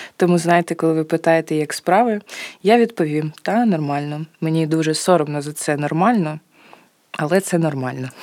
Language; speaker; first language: Ukrainian; native; Ukrainian